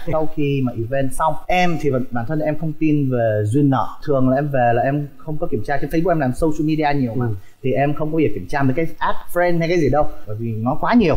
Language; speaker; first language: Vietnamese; early bilingual, heritage; Vietnamese